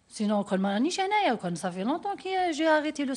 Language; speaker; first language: French; non-native, learner; Arabic